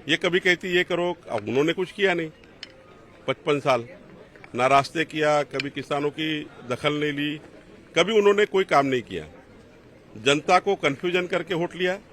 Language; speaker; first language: Hindi; non-native, local second language; Marathi